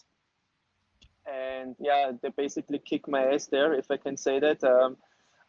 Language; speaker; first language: English; non-native, fluent; German